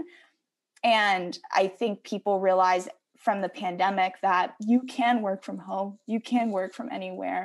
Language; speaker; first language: English; native; English